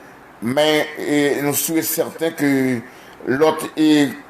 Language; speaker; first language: French; non-native, learner; Haitian Creole